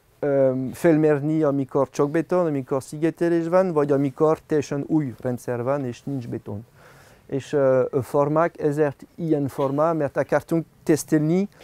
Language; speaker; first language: Hungarian; non-native, learner; French